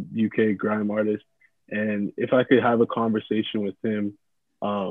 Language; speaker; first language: English; non-native, local second language; Yoruba